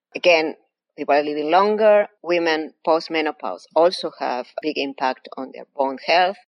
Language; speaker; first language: English; non-native, fluent; Spanish